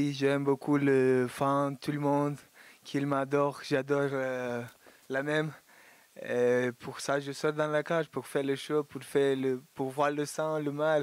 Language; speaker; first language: French; non-native, learner; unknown